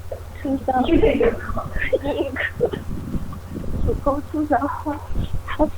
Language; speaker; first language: English; non-native, learner; Chinese